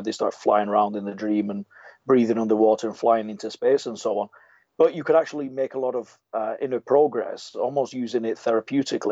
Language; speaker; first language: English; native; English